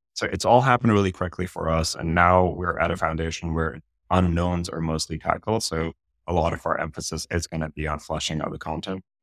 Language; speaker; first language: English; non-native, local second language; Urdu